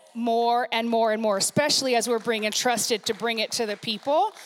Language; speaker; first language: English; native; English